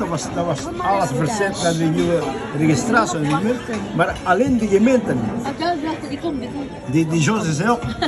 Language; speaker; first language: Dutch; non-native, fluent; Filipino